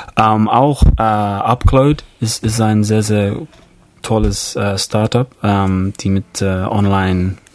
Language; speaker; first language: German; non-native, fluent; English